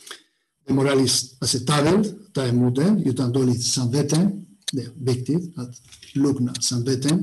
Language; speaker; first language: Swedish; non-native, fluent; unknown